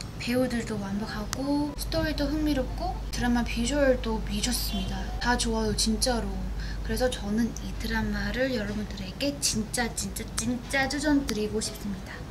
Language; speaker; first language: Korean; non-native, fluent; Vietnamese